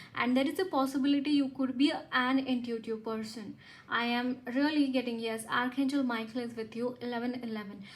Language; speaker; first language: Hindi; non-native, local second language; Marathi